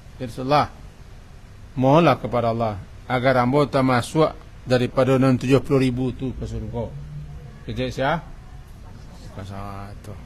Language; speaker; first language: Malay; non-native, local second language; Minangkabau